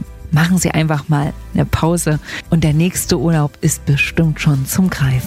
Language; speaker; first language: German; native; German